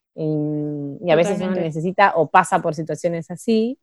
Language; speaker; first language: Spanish; native; Spanish